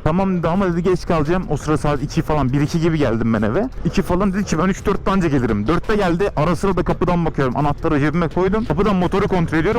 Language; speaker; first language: Turkish; native; Turkish